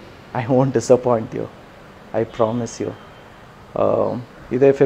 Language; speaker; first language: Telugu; non-native, learner; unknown